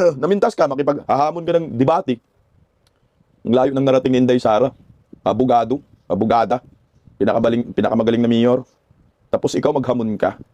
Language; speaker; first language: Filipino; non-native, local second language; Cebuano